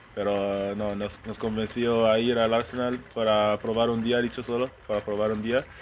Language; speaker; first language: Spanish; non-native, fluent; English